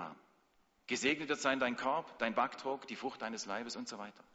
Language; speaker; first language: German; native; German